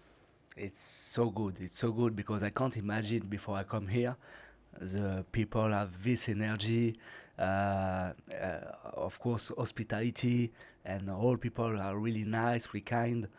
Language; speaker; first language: English; non-native, learner; French